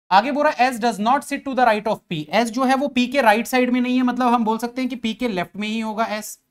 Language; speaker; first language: Hindi; native; Hindi